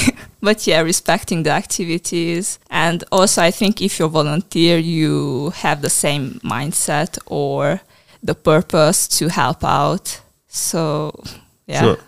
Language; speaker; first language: English; non-native, fluent; Hungarian